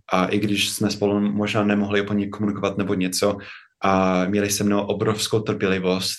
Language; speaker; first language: Czech; non-native, fluent; English